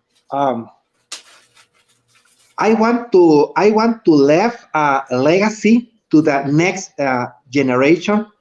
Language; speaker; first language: English; non-native, learner; Spanish